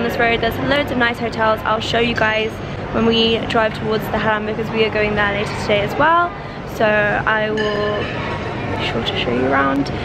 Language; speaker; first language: English; early bilingual, other home language; Persian